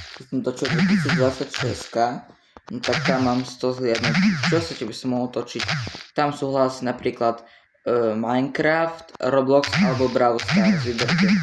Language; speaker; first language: Slovak; native; Slovak